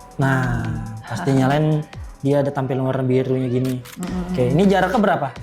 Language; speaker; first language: Indonesian; native; Indonesian